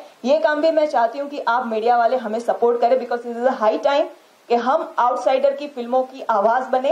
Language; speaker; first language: Hindi; native; Hindi